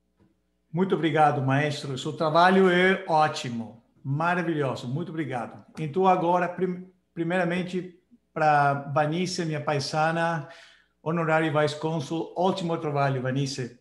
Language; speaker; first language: Portuguese; non-native, fluent; Spanish